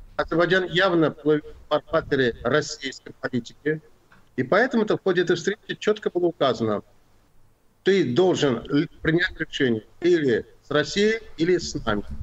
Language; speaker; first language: Russian; non-native, local second language; Azerbaijani